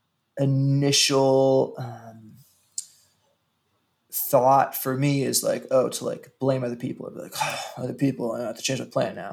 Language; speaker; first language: English; native; English